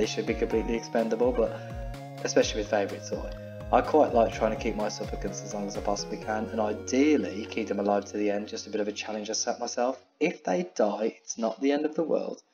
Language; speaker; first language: English; native; English